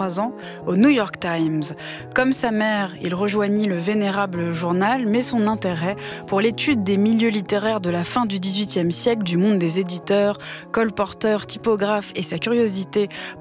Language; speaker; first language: French; native; French